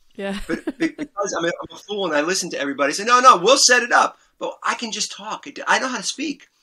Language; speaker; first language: English; native; English